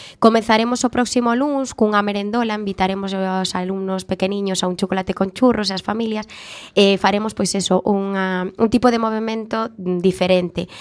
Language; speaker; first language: Galician; native; Galician